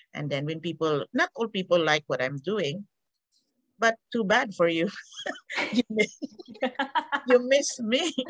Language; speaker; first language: English; non-native, local second language; Hiligaynon